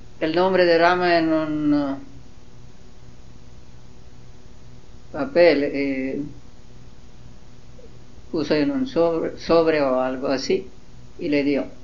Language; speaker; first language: Spanish; non-native, learner; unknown